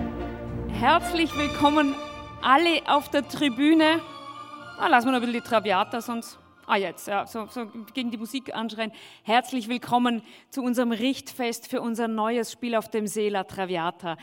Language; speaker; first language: German; native; German